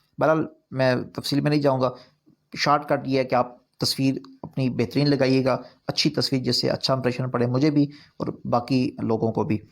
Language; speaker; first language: Urdu; non-native, local second language; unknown